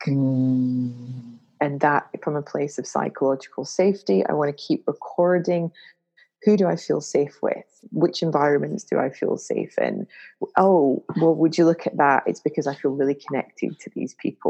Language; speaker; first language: English; native; English